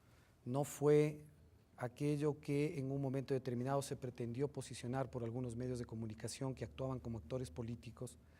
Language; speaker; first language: Spanish; native; Spanish